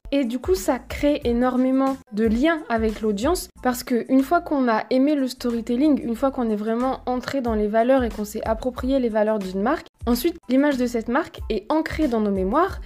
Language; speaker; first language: French; native; French